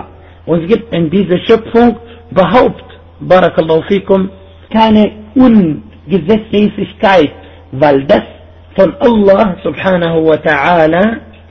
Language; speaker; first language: German; non-native, fluent; Arabic